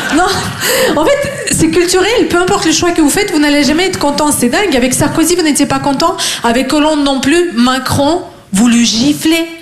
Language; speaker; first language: French; non-native, fluent; Russian